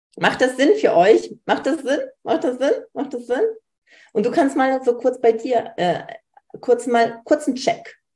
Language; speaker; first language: German; early bilingual, other home language; Polish